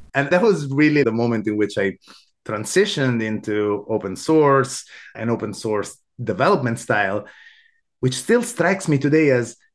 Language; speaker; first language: English; non-native, fluent; Italian